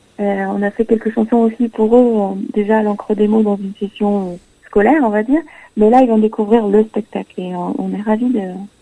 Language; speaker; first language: French; native; French